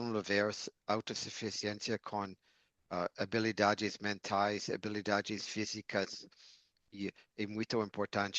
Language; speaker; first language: Portuguese; non-native, learner; English